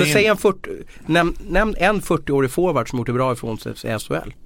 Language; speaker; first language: Swedish; native; Swedish